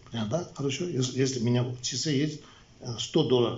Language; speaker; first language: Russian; non-native, learner; Tibetan